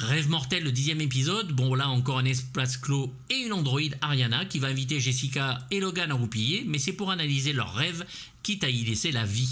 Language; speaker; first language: French; native; French